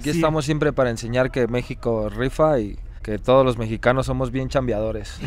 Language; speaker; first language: Spanish; native; Spanish